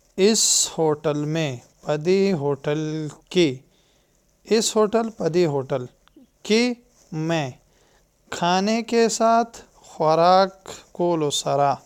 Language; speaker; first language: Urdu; non-native, local second language; Pashto